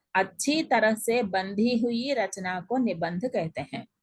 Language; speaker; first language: Hindi; non-native, local second language; Telugu